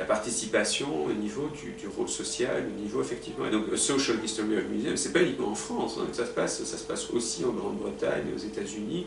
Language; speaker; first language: French; native; French